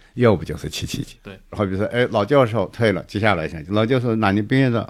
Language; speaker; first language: Chinese; native; Chinese